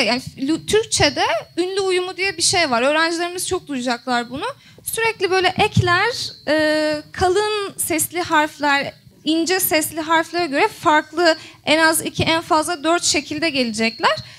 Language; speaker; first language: Turkish; native; Turkish